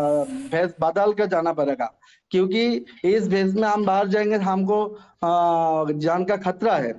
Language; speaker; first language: Hindi; non-native, learner; Bangla